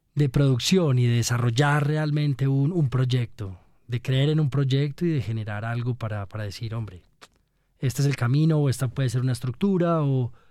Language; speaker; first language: Spanish; native; Spanish